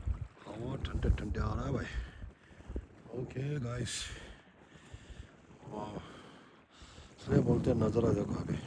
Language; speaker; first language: Hindi; non-native, local second language; Tibetan